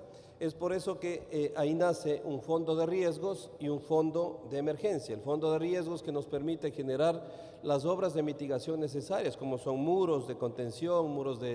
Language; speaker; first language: Spanish; native; Spanish